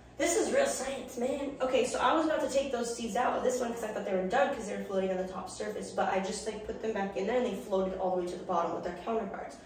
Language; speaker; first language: English; native; English